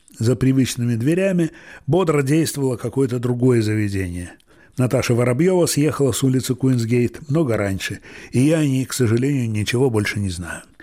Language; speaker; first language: Russian; native; Russian